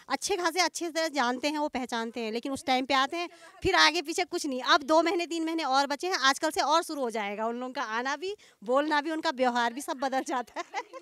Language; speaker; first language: Hindi; native; Hindi